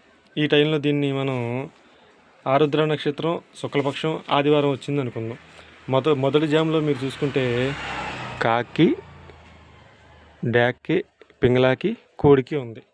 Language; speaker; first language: Telugu; native; Telugu